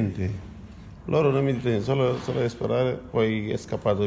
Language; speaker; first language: Italian; non-native, learner; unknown